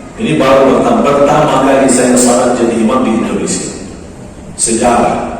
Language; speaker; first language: Malay; non-native, fluent; Arabic